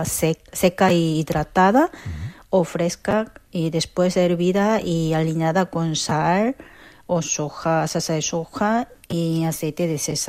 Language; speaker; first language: Spanish; non-native, fluent; Korean